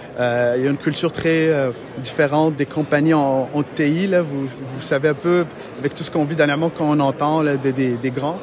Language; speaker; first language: French; non-native, local second language; Arabic